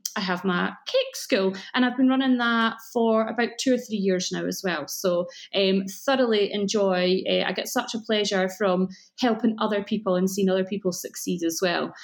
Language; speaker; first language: English; native; English